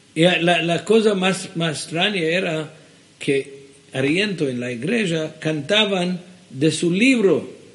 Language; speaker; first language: Spanish; early bilingual, heritage; Spanish